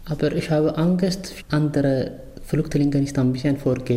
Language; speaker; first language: German; non-native, learner; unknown